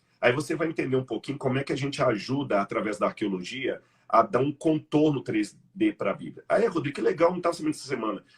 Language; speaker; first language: Portuguese; native; Portuguese